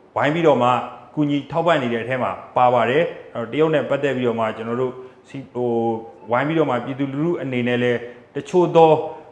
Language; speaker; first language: Burmese; native; Burmese